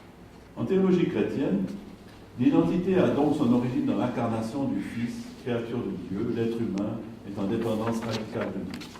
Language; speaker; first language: French; native; French